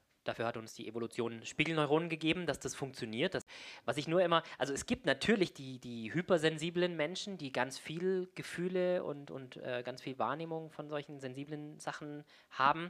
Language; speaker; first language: German; native; German